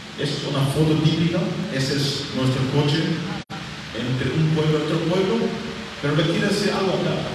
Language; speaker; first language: Spanish; non-native, local second language; German